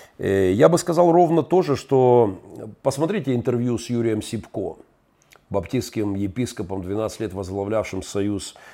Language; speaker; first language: Russian; native; Russian